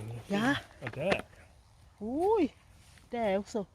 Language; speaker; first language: Swedish; non-native, learner; Thai